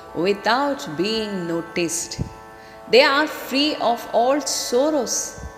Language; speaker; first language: English; non-native, local second language; Malayalam